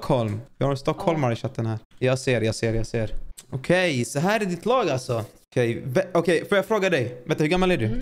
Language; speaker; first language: Swedish; native; Swedish